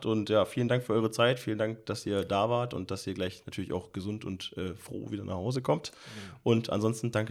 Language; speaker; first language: German; native; German